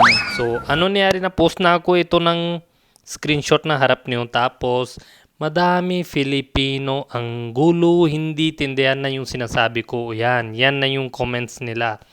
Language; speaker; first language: Filipino; non-native, learner; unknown